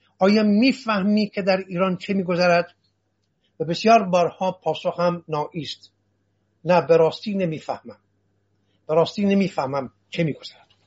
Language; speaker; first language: Persian; non-native, local second language; Assyrian Neo-Aramaic